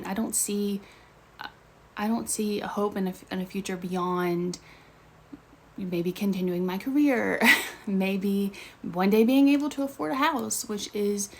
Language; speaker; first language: English; native; English